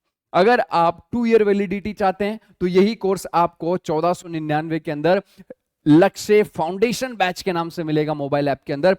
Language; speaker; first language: Hindi; native; Hindi